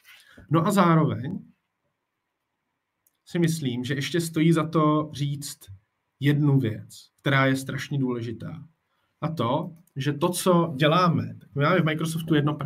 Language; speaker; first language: Czech; native; Czech